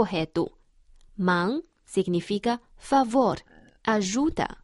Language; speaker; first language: Portuguese; non-native, fluent; Chinese